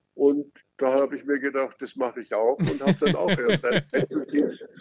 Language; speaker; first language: German; native; German